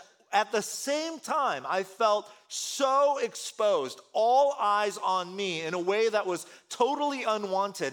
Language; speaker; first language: English; early bilingual, other home language; Korean